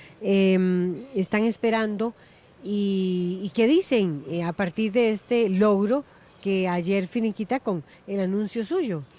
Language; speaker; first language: Spanish; native; Spanish